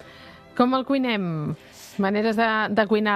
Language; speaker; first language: Catalan; native; Catalan